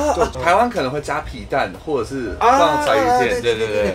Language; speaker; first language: Chinese; native; Chinese